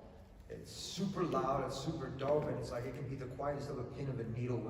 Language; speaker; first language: English; native; English